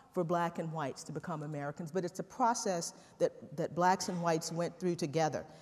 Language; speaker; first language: English; native; English